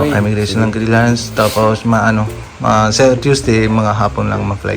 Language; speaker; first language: Filipino; non-native, learner; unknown